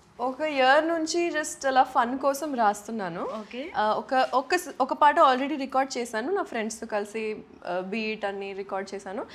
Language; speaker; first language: Telugu; non-native, local second language; Hindi